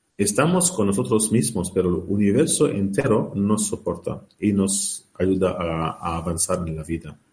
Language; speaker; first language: Spanish; non-native, learner; Arabic